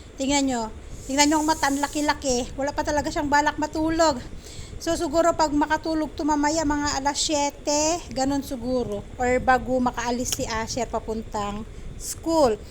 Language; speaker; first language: Filipino; native; Filipino